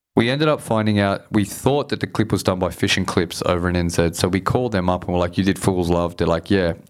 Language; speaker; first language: English; native; English